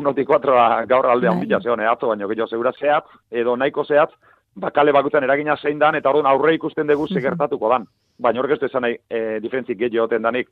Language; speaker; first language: Basque; native; Basque